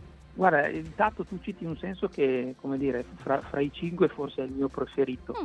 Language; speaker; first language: Italian; native; Italian